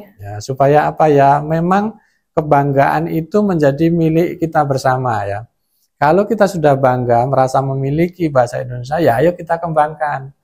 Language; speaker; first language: Indonesian; non-native, local second language; Javanese